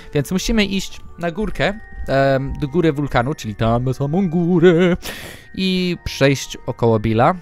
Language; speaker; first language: Polish; early bilingual, heritage; Polish